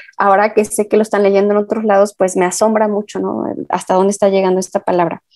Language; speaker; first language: Spanish; native; Spanish